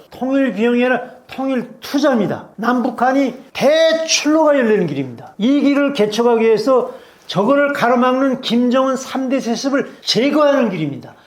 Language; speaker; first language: Korean; native; Korean